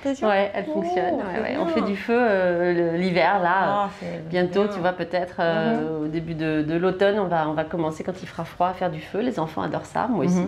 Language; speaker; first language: French; native; French